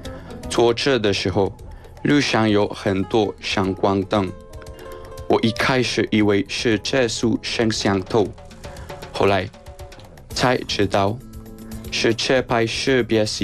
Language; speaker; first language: Chinese; non-native, fluent; Spanish